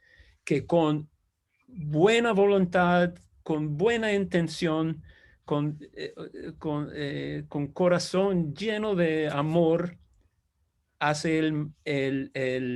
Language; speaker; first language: Spanish; non-native, fluent; English